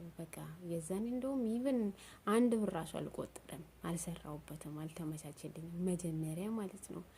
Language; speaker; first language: Amharic; non-native, local second language; Oromo